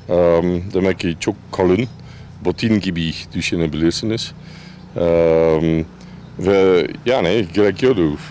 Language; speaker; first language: Turkish; non-native, fluent; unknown